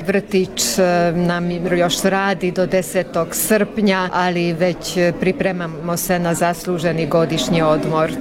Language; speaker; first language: Croatian; early bilingual, heritage; Croatian